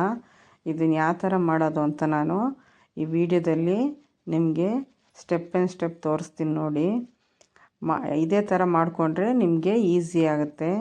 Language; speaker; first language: Kannada; native; Kannada